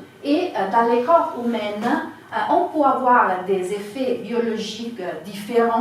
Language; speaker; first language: French; non-native, fluent; Italian